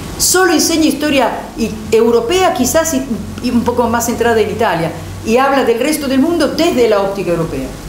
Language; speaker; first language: Spanish; non-native, fluent; Italian